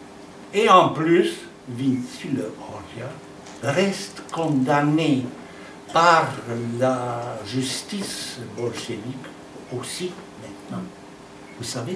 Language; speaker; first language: French; non-native, fluent; Romanian